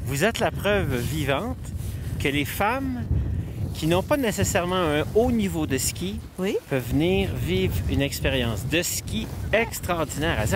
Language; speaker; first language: French; native; French